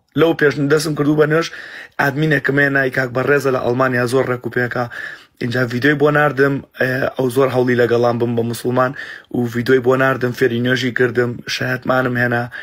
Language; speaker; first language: Central Kurdish; early bilingual, heritage; Central Kurdish